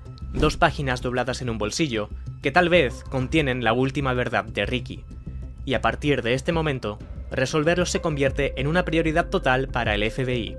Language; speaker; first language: Spanish; native; Spanish